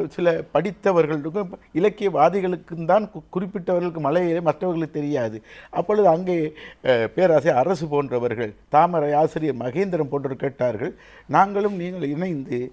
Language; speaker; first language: Tamil; native; Tamil